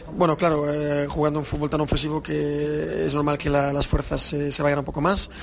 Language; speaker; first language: Spanish; early bilingual, heritage; Spanish